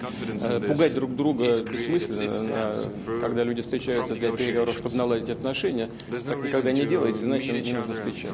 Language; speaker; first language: Russian; native; Russian